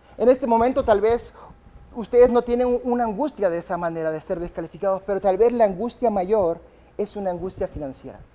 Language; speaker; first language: Spanish; early bilingual, other home language; English